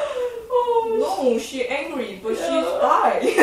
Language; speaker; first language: English; non-native, learner; Korean